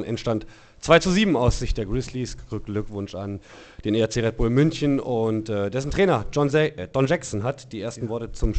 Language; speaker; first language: German; native; German